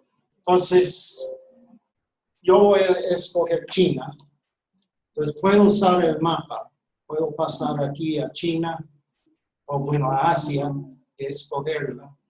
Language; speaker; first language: Spanish; non-native, fluent; English